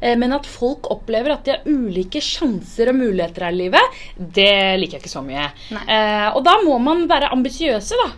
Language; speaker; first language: Norwegian; early bilingual, other home language; Tamil